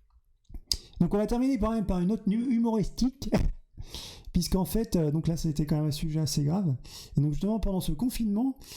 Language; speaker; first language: French; native; French